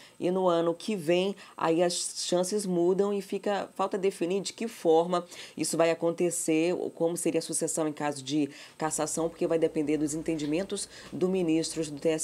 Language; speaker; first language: Portuguese; native; Portuguese